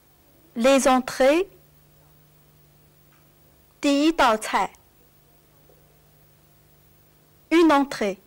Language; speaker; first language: French; non-native, fluent; Chinese